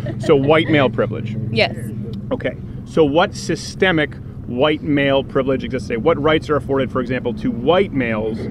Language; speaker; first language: English; native; English